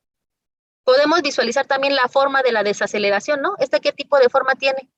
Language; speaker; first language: Spanish; native; Spanish